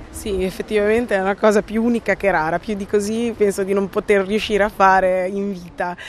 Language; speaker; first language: Italian; non-native, fluent; French